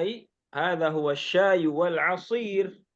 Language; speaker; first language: Arabic; non-native, fluent; Indonesian